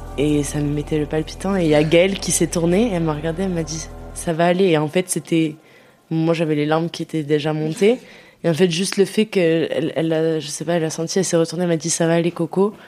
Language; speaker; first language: French; native; French